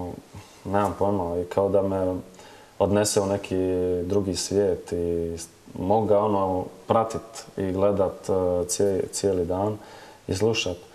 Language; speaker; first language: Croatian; early bilingual, heritage; Croatian